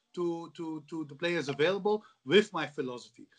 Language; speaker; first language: English; non-native, fluent; Dutch